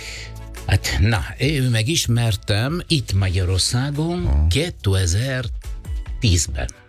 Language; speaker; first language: Hungarian; non-native, learner; Italian